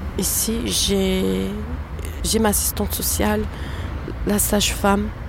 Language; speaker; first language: French; non-native, local second language; Arabic